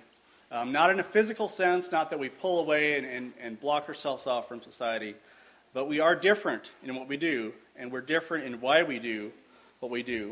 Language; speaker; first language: English; native; English